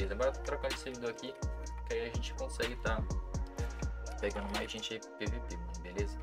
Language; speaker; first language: Portuguese; native; Portuguese